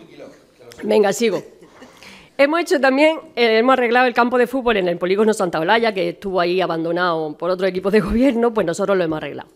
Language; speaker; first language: Spanish; native; Spanish